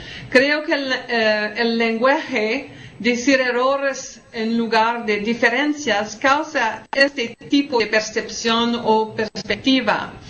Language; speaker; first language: Spanish; non-native, learner; French